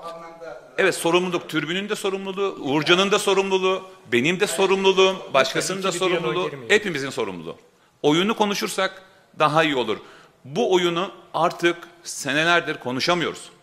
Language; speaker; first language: Turkish; native; Turkish